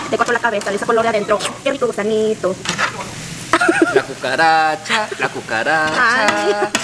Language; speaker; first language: Spanish; early bilingual, other home language; Korean